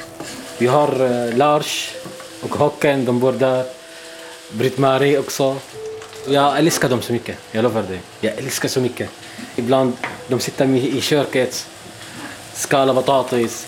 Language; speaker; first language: Swedish; non-native, learner; Arabic